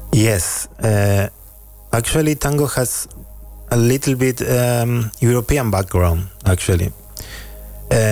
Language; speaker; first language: English; non-native, fluent; Spanish